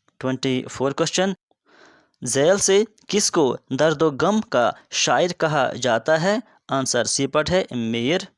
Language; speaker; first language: Urdu; non-native, local second language; Kashmiri